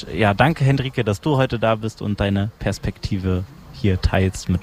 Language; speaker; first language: German; native; German